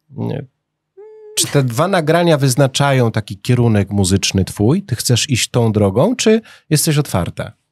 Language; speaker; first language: Polish; native; Polish